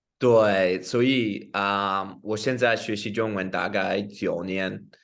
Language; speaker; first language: Chinese; non-native, learner; English